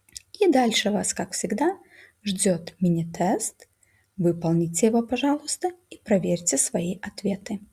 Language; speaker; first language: Russian; non-native, fluent; Lithuanian